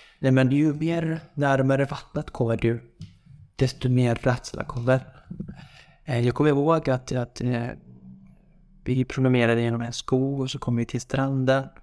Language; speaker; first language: Swedish; non-native, fluent; Kurdish